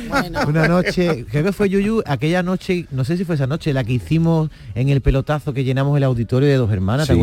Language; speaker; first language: Spanish; native; Spanish